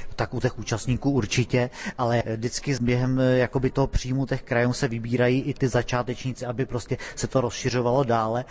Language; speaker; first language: Czech; native; Czech